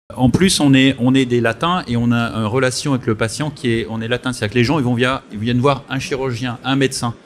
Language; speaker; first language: French; native; French